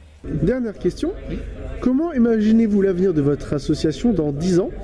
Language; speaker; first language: French; native; French